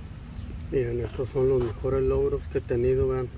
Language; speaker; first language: Spanish; native; Spanish